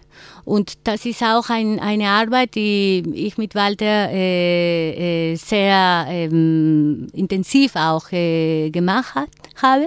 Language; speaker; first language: German; non-native, fluent; Spanish